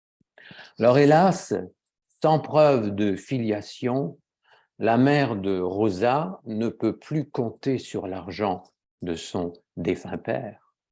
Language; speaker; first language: French; native; French